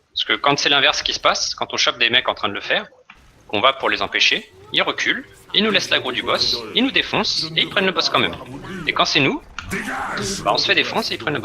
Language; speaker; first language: French; native; French